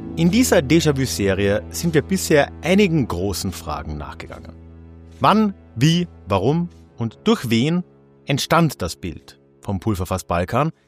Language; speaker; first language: German; native; German